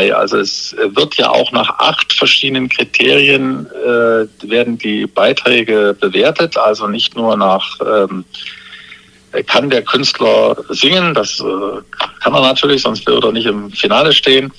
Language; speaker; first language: German; native; German